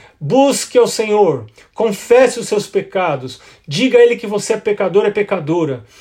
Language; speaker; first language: Portuguese; native; Portuguese